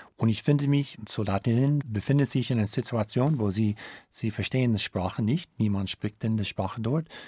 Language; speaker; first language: German; non-native, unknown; English